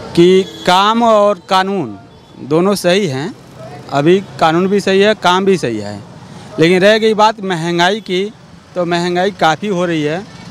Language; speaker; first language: Hindi; native; Hindi